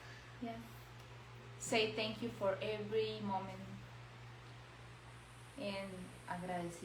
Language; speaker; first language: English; non-native, learner; Spanish